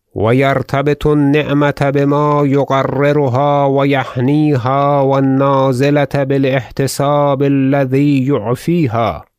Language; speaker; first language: Arabic; non-native, fluent; Persian